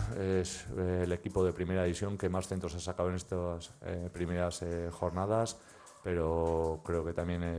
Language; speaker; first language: Spanish; native; Spanish